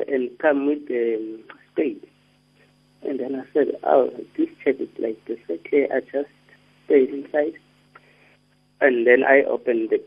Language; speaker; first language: English; non-native, local second language; Xhosa